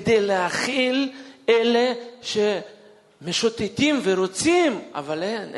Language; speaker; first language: Hebrew; non-native, fluent; Russian